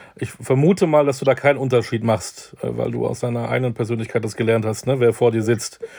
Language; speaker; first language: German; native; German